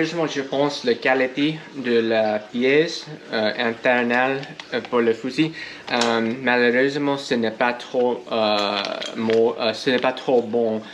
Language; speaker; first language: French; non-native, learner; English